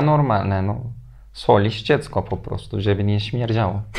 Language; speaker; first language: Polish; non-native, fluent; Turkish